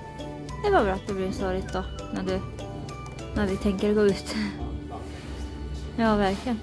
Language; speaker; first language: Swedish; non-native, learner; Japanese